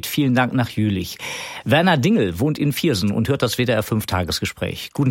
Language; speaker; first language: German; native; German